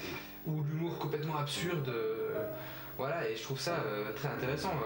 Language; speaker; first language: French; native; French